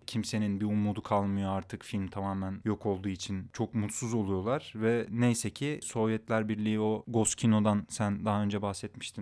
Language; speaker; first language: Turkish; native; Turkish